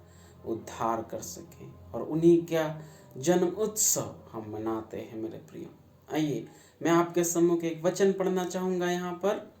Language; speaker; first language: Hindi; native; Hindi